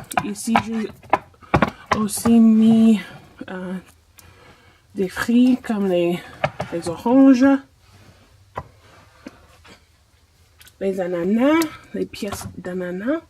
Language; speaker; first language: French; non-native, fluent; English